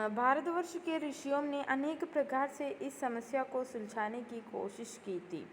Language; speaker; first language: Hindi; non-native, local second language; Malayalam